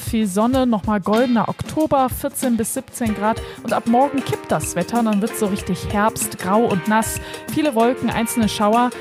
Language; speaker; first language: German; native; German